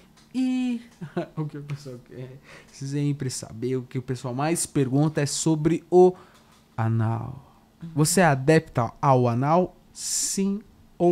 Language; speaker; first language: Portuguese; native; Portuguese